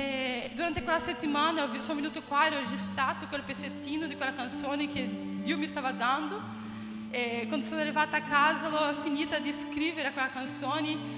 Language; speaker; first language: Italian; non-native, fluent; Portuguese